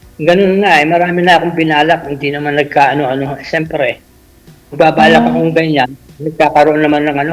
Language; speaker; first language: Filipino; native; Filipino